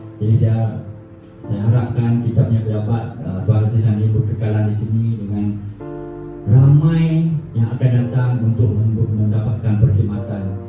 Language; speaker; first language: Malay; non-native, local second language; Thai